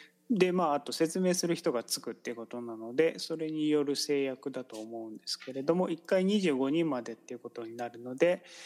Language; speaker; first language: Japanese; native; Japanese